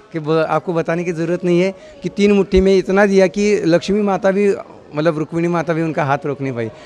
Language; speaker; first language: Hindi; non-native, local second language; Marathi